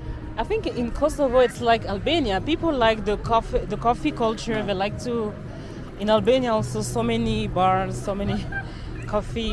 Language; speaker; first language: English; non-native, learner; French